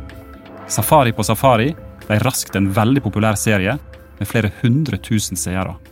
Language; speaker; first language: Norwegian; native; Norwegian